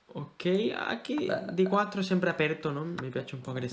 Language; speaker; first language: Italian; non-native, fluent; Spanish